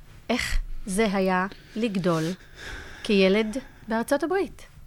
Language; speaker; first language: Hebrew; native; Hebrew